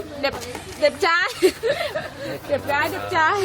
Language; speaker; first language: Korean; non-native, learner; Vietnamese